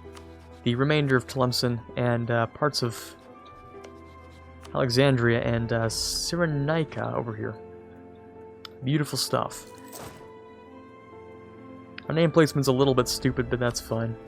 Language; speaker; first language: English; native; English